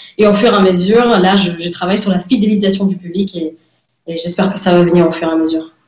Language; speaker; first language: French; non-native, fluent; English